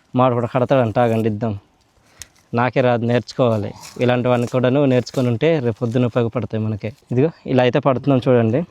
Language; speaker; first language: Telugu; non-native, local second language; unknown